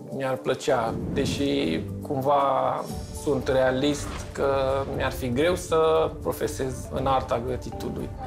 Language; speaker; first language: Romanian; native; Romanian